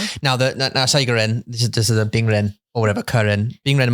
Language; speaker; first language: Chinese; non-native, fluent; English